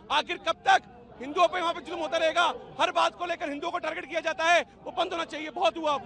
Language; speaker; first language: Hindi; native; Hindi